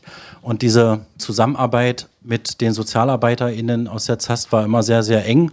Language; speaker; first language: German; native; German